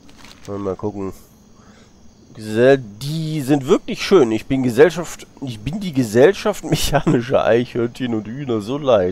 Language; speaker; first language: German; native; German